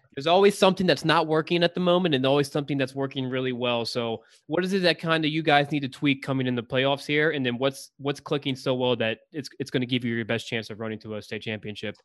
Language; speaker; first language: English; native; English